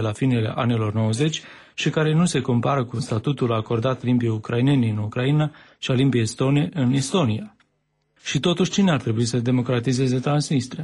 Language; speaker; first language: Romanian; native; Romanian